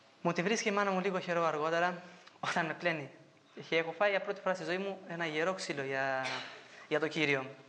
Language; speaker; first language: Greek; non-native, fluent; Albanian